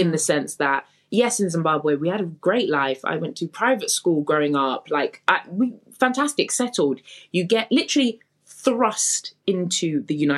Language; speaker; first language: English; native; English